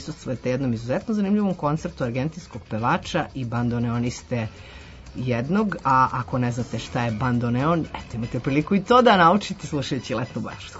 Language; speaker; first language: Serbian; native; Serbian